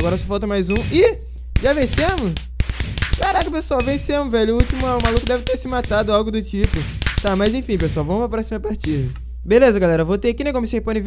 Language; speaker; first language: Portuguese; native; Portuguese